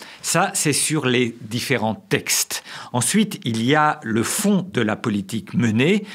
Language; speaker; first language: French; native; French